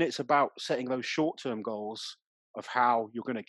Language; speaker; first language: English; native; English